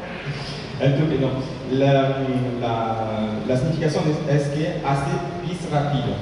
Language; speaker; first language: Spanish; non-native, learner; French